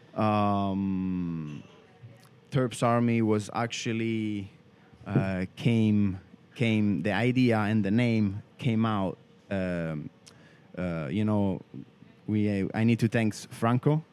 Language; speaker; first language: English; non-native, learner; Italian